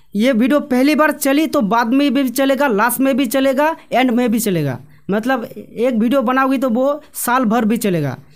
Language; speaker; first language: Hindi; non-native, local second language; Bangla